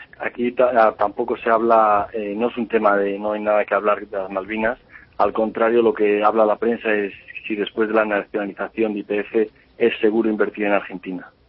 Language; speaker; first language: Spanish; native; Spanish